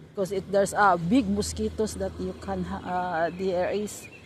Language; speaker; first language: English; non-native, local second language; Cebuano